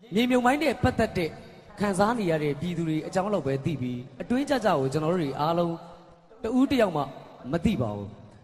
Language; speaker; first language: Burmese; native; Burmese